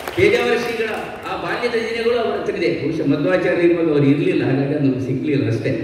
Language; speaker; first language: Kannada; non-native, local second language; Tulu